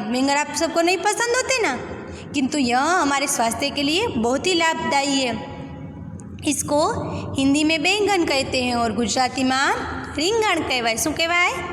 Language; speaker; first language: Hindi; non-native, local second language; Gujarati